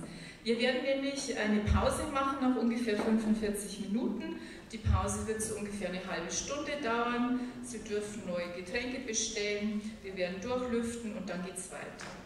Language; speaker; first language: German; native; German